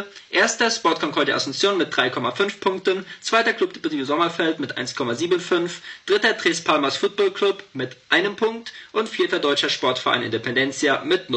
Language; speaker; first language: German; native; German